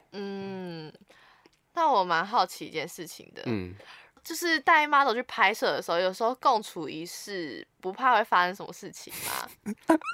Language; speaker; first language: Chinese; native; Chinese